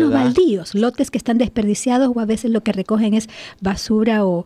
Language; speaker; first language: Spanish; native; Spanish